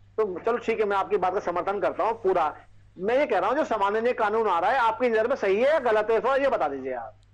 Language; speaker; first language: Hindi; native; Hindi